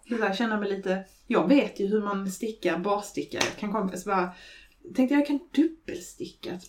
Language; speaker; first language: Swedish; native; Swedish